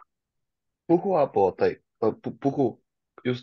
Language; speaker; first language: Finnish; non-native, learner; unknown